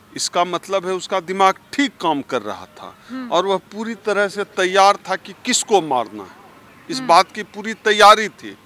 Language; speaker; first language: Hindi; native; Hindi